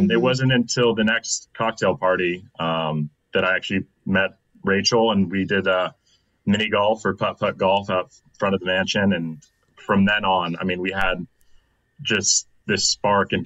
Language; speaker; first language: English; native; English